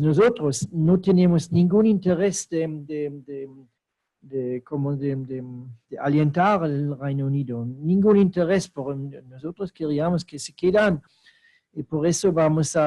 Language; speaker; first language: Spanish; non-native, fluent; German